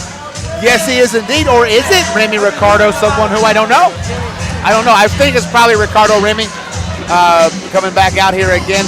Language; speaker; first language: English; native; English